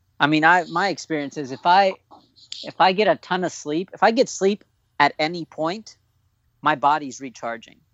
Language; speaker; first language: English; native; English